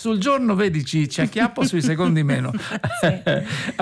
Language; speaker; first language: Italian; native; Italian